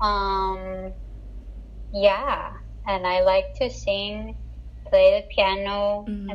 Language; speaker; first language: English; non-native, local second language; Filipino